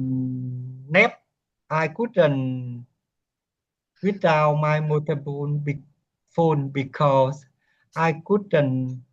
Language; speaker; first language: English; non-native, learner; Vietnamese